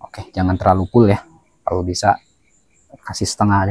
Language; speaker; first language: Malay; native; Malay